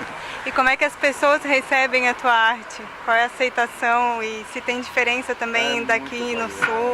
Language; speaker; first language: Portuguese; native; Portuguese